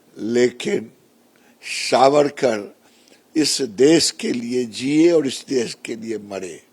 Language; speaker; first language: Hindi; native; Hindi